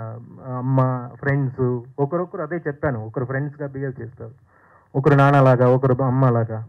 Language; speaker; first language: Telugu; non-native, fluent; Tamil